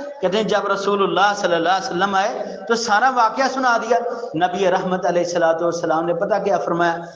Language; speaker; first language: Urdu; non-native, local second language; Punjabi